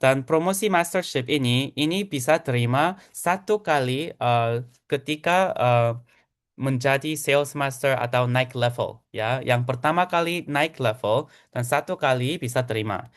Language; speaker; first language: Indonesian; non-native, fluent; Korean